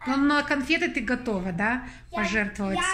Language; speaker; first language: Russian; native; Russian